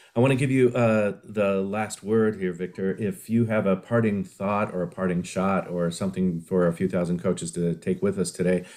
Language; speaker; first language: English; native; English